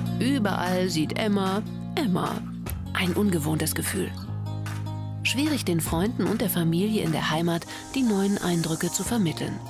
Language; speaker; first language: German; native; German